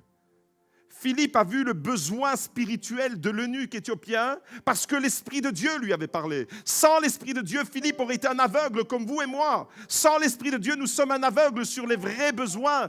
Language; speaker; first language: French; native; French